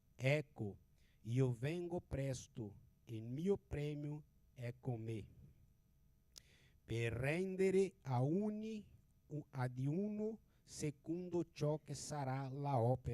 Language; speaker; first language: Italian; non-native, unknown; Portuguese